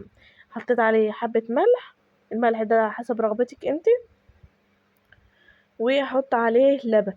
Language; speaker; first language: Arabic; native; Arabic